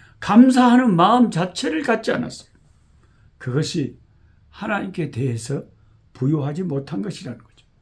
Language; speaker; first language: Korean; native; Korean